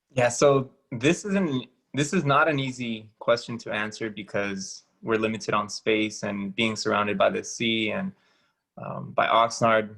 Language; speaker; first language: English; early bilingual, other home language; Spanish